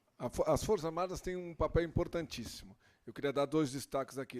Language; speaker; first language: Portuguese; native; Portuguese